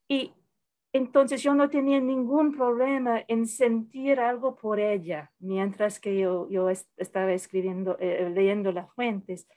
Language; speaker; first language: Spanish; non-native, fluent; English